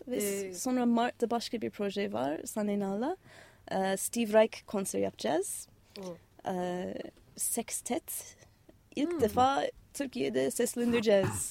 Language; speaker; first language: Turkish; non-native, fluent; English